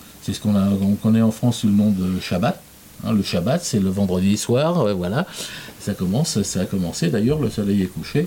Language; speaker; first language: French; native; French